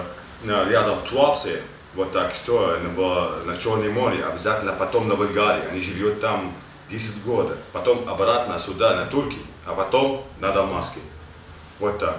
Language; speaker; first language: Russian; non-native, learner; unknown